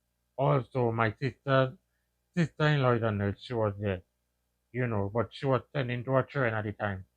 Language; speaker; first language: English; native; English